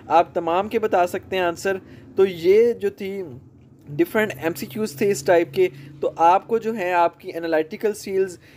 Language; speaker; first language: Urdu; non-native, local second language; Punjabi